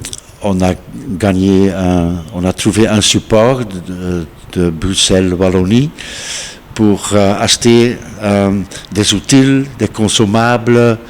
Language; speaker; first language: French; non-native, local second language; Dutch